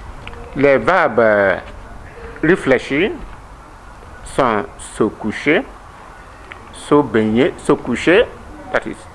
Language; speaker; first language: French; non-native, learner; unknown